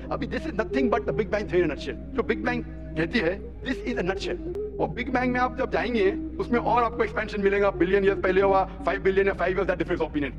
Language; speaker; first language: Hindi; non-native, local second language; Konkani